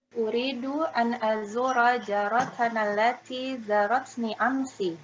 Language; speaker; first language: Arabic; non-native, learner; Indonesian